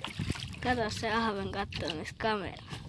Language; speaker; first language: Finnish; native; Finnish